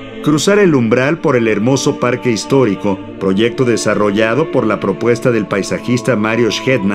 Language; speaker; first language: Spanish; native; Spanish